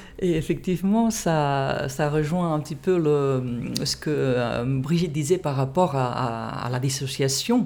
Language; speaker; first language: French; non-native, fluent; Catalan